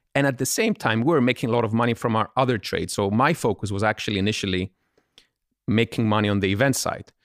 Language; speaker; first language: English; non-native, fluent; Greek